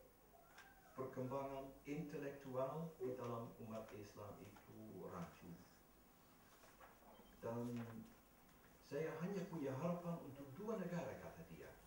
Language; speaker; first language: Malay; non-native, fluent; Dutch